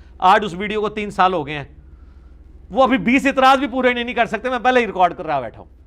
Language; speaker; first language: Urdu; non-native, local second language; Punjabi